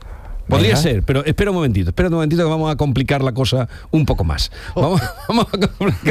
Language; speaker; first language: Spanish; native; Spanish